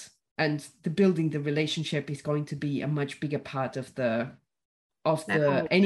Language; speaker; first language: English; native; English